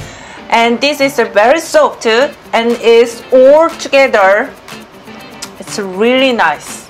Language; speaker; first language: English; non-native, learner; Korean